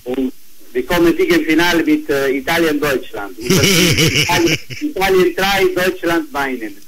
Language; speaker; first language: German; non-native, learner; Italian